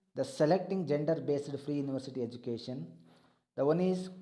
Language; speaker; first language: English; non-native, local second language; Kannada